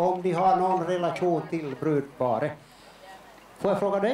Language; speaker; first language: Swedish; native; Swedish